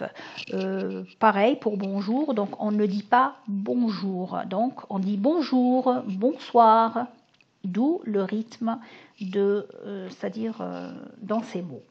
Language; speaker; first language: French; non-native, local second language; Arabic